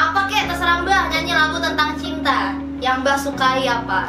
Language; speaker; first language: Indonesian; native; Indonesian